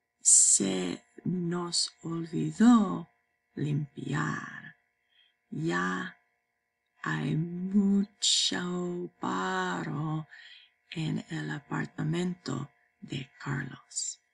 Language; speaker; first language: Spanish; non-native, fluent; English